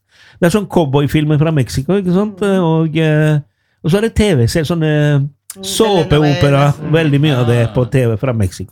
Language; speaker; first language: Swedish; non-native, fluent; Spanish